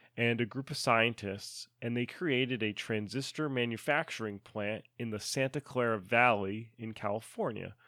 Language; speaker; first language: English; native; English